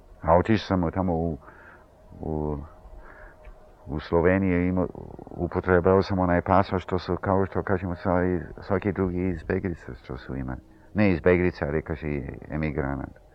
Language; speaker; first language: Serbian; early bilingual, heritage; Serbian